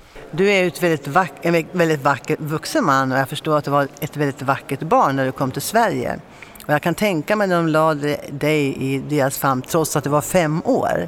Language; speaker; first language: Swedish; native; Swedish